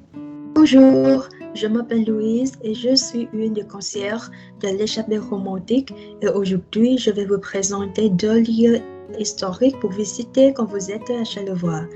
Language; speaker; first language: French; non-native, learner; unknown